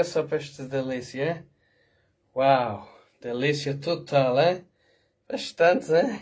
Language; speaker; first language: Portuguese; non-native, fluent; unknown